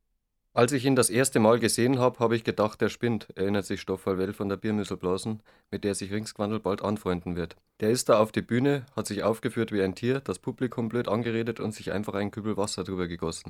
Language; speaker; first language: German; native; German